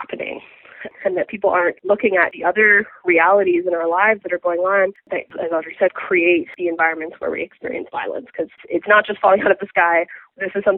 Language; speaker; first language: English; native; English